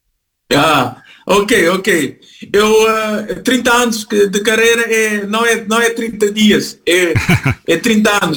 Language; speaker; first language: Portuguese; non-native, fluent; Kabuverdianu